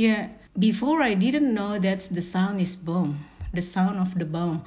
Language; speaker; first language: English; non-native, learner; Indonesian